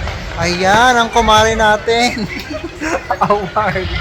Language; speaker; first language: Filipino; native; Filipino